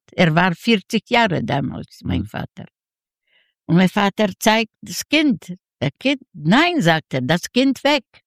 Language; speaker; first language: German; non-native, learner; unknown